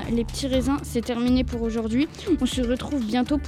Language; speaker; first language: French; native; French